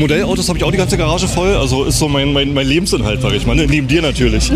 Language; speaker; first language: German; native; German